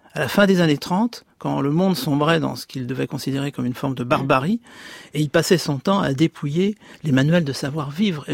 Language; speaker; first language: French; native; French